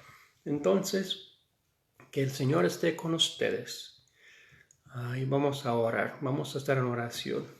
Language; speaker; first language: Spanish; non-native, fluent; English